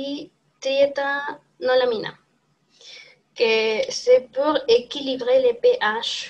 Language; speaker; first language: French; non-native, learner; Spanish